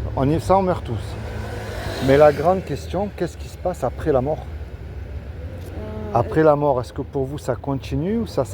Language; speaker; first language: French; native; French